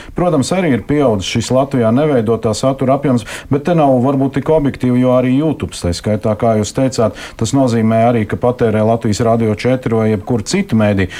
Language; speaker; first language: Latvian; native; Latvian